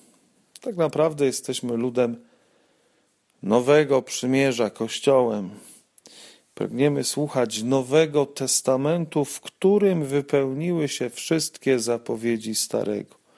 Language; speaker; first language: Polish; native; Polish